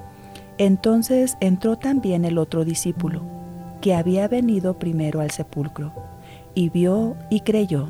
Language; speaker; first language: Spanish; native; Spanish